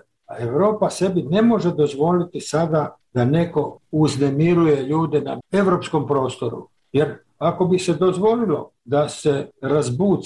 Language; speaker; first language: Serbian; native; Serbian